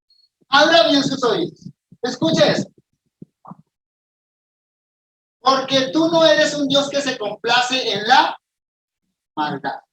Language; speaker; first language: Spanish; native; Spanish